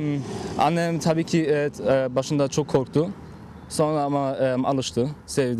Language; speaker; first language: Turkish; early bilingual, heritage; Turkish